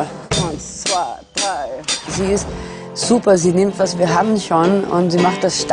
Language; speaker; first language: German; non-native, learner; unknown